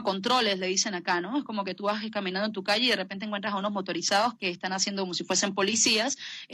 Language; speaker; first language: Spanish; native; Spanish